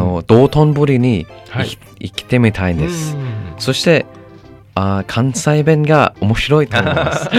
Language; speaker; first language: Japanese; non-native, learner; English